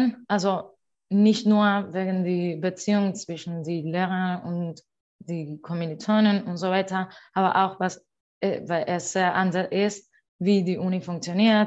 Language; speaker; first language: German; non-native, learner; Spanish